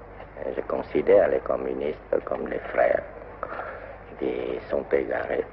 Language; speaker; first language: French; non-native, local second language; Vietnamese